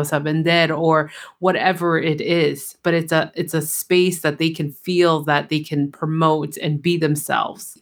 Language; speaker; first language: English; early bilingual, other home language; Spanish